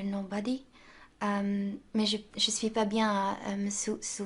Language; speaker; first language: French; non-native, local second language; Dutch